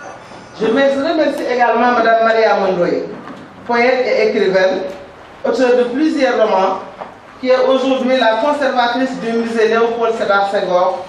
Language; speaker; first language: French; non-native, local second language; Wolof